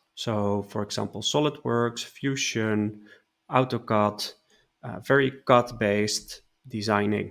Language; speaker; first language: English; non-native, fluent; Dutch